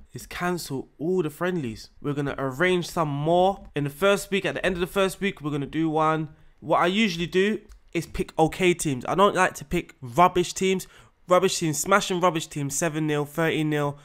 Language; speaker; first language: English; native; English